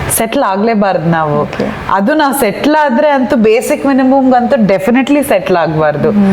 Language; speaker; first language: Kannada; native; Kannada